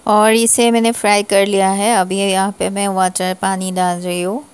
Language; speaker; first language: Hindi; non-native, local second language; Assamese